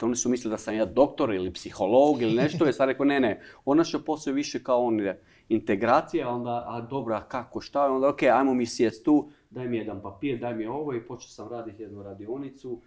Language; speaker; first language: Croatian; non-native, learner; Albanian